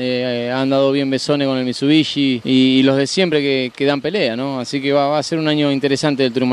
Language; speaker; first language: Spanish; native; Spanish